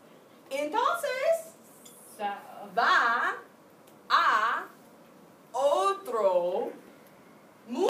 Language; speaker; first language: Spanish; non-native, fluent; English